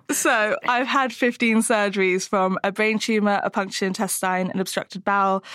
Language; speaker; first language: English; native; English